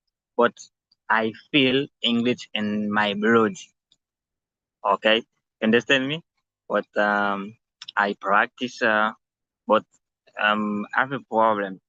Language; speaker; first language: English; non-native, learner; Haitian Creole